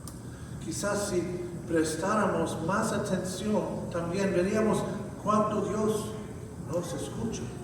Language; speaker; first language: Spanish; non-native, fluent; English